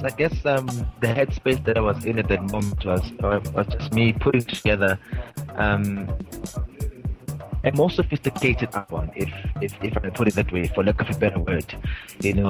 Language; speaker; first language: English; non-native, local second language; Zulu